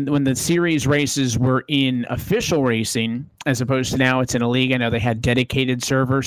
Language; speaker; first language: English; native; English